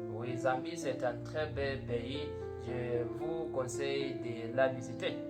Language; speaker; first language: French; non-native, learner; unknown